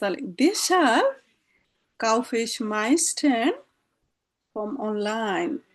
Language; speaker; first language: German; non-native, fluent; Bangla